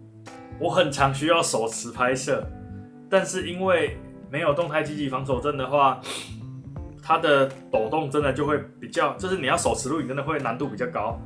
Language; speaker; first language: Chinese; native; Chinese